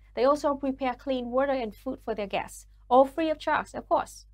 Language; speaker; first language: English; non-native, fluent; Vietnamese